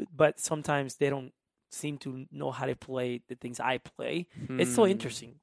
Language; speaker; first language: English; early bilingual, other home language; Spanish